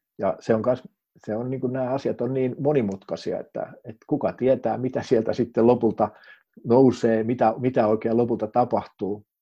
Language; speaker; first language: Finnish; native; Finnish